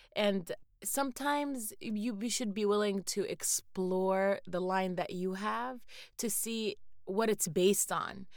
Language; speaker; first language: English; native; English